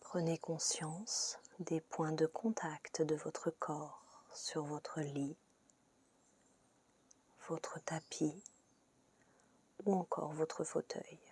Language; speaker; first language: French; native; French